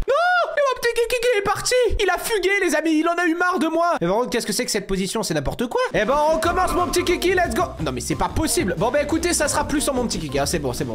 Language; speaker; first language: French; native; French